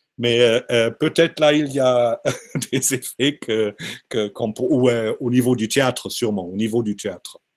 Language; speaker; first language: French; non-native, fluent; German